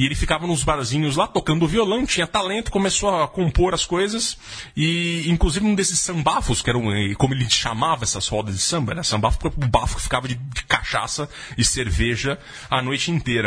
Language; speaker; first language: Portuguese; native; Portuguese